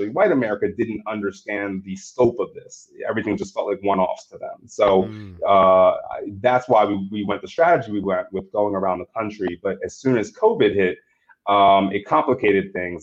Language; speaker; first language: English; native; English